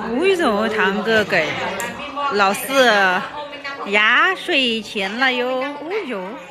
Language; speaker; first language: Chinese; non-native, fluent; Vietnamese